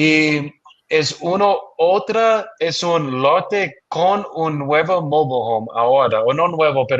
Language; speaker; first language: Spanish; non-native, learner; English